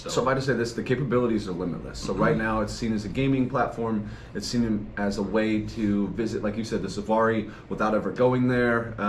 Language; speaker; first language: English; native; English